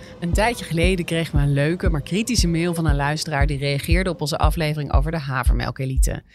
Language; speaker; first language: Dutch; native; Dutch